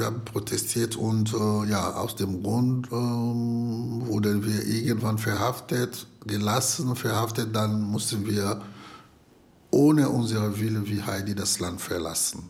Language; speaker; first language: German; non-native, fluent; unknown